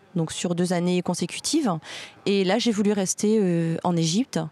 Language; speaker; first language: French; native; French